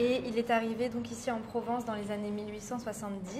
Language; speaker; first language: French; native; French